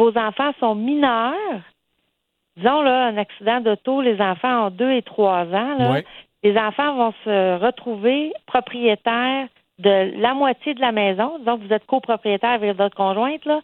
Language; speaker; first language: French; native; French